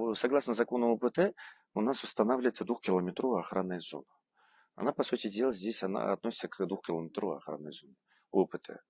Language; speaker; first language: Russian; non-native, local second language; Kazakh